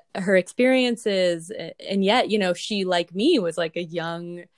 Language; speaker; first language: English; native; English